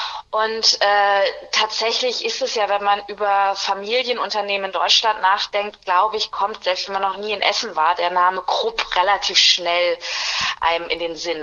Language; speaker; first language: German; native; German